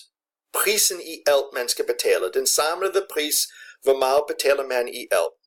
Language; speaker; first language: Danish; non-native, fluent; English